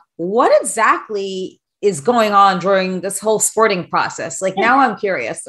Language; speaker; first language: English; native; English